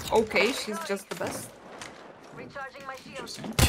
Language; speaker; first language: English; native; English